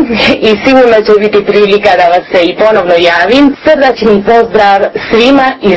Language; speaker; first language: Croatian; early bilingual, heritage; Croatian